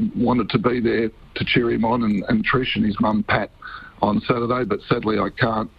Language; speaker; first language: English; native; English